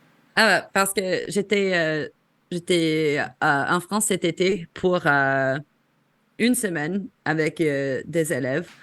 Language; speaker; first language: French; non-native, fluent; English